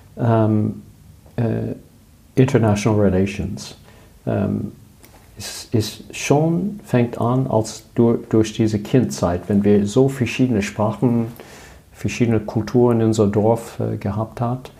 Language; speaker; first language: German; non-native, learner; English